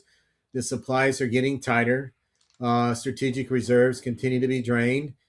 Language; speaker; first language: English; native; English